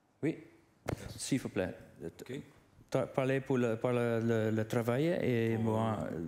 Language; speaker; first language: French; non-native, learner; Dutch